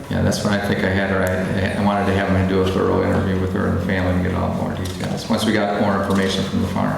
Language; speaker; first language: English; native; English